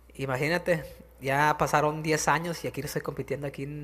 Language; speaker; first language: Spanish; early bilingual, heritage; Spanish